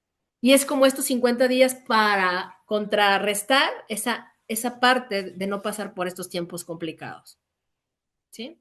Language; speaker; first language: Spanish; native; Spanish